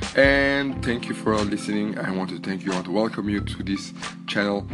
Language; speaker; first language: English; non-native, fluent; French